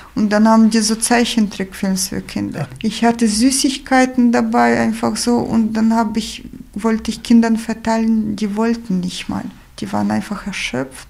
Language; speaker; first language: German; non-native, fluent; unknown